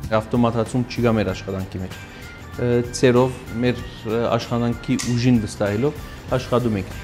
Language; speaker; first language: Armenian; early bilingual, heritage; Armenian